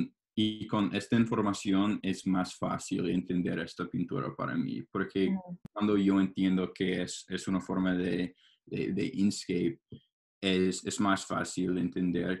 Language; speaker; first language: Spanish; non-native, learner; English